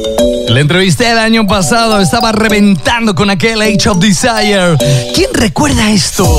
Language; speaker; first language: Spanish; native; Spanish